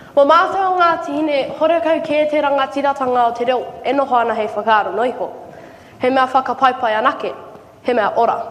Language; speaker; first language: Māori; native; Māori